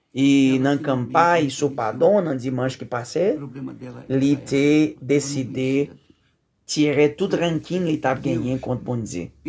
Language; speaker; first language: Haitian Creole; non-native, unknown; Portuguese